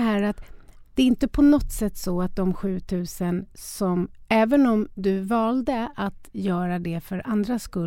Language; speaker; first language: Swedish; native; Swedish